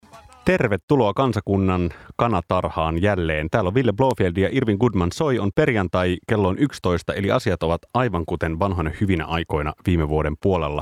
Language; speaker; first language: Finnish; native; Finnish